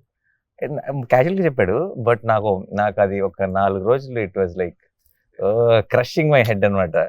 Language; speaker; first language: Telugu; native; Telugu